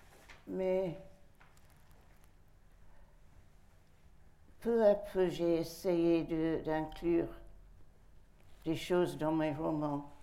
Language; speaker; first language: French; non-native, fluent; English